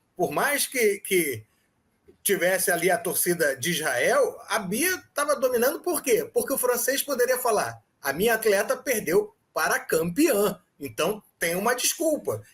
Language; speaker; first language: Portuguese; native; Portuguese